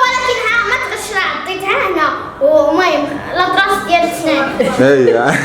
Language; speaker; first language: Arabic; native; Arabic